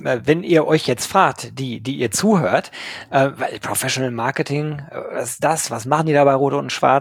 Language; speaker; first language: German; native; German